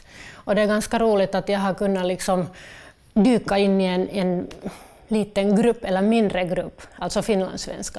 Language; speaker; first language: Swedish; non-native, local second language; Finnish